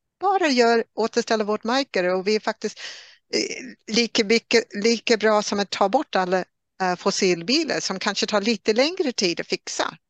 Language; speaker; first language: Swedish; non-native, fluent; English